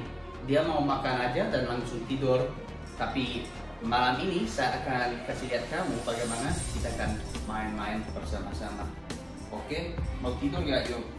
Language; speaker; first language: Indonesian; non-native, learner; English